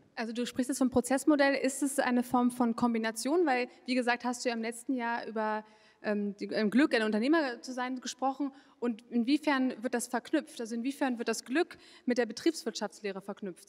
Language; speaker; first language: German; native; German